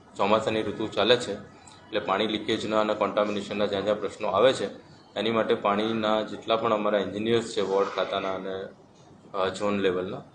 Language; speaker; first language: Gujarati; native; Gujarati